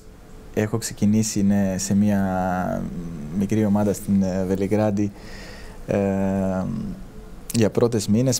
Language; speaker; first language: Greek; non-native, fluent; Serbian